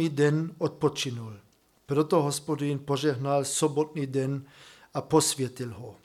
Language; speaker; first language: Czech; non-native, fluent; German